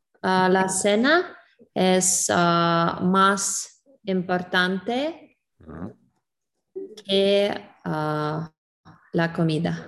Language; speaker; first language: Spanish; non-native, learner; English